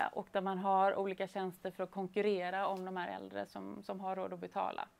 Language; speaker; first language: Swedish; native; Swedish